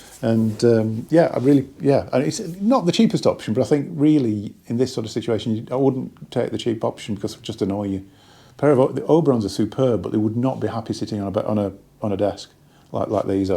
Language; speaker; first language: English; native; English